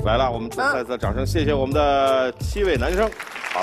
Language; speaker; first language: Chinese; native; Chinese